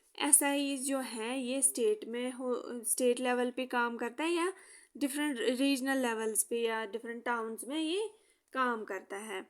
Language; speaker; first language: Hindi; native; Hindi